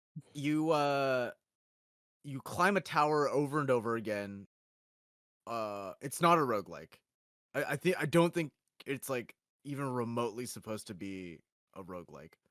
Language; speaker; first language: English; native; English